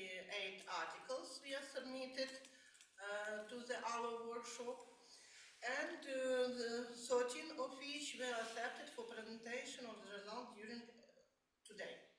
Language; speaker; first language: English; non-native, learner; Ukrainian